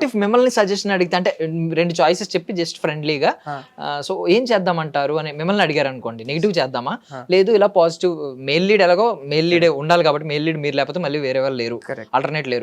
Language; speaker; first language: Telugu; native; Telugu